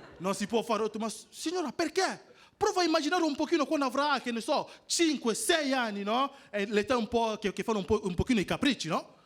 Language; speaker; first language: Italian; non-native, fluent; French